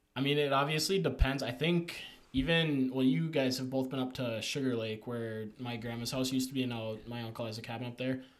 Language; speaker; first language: English; native; English